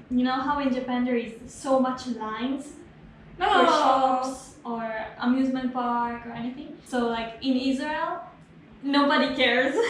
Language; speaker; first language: English; non-native, fluent; Hebrew